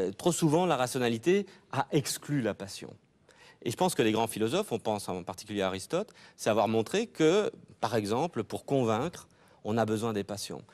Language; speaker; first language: French; native; French